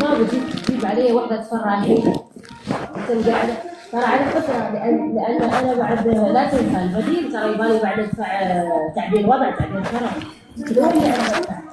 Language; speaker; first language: Arabic; non-native, local second language; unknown